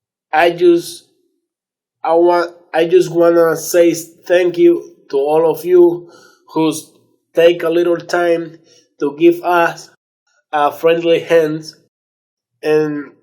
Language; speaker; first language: English; non-native, learner; Spanish